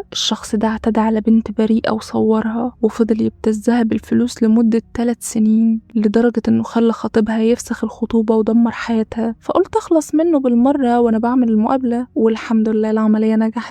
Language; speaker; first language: Arabic; native; Arabic